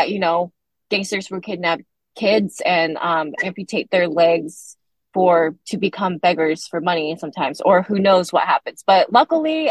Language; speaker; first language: English; native; English